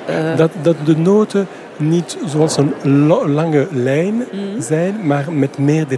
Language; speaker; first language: Dutch; non-native, fluent; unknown